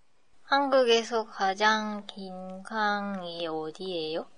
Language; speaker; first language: Korean; non-native, learner; Japanese